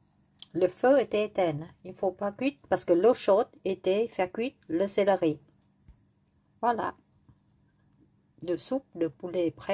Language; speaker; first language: French; non-native, learner; Vietnamese